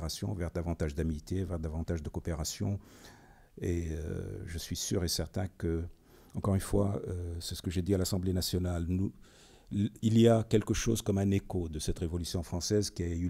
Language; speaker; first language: French; non-native, local second language; Arabic